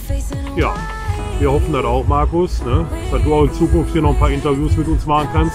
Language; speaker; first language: German; native; German